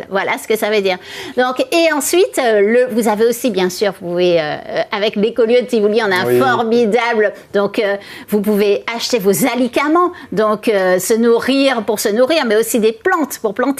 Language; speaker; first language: French; native; French